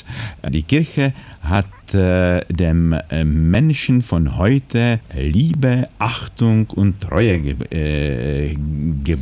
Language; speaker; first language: German; non-native, fluent; Czech